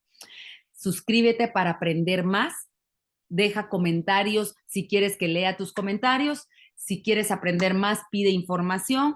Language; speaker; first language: Spanish; native; Spanish